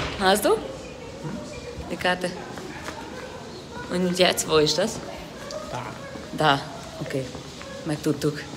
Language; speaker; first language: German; non-native, learner; Hungarian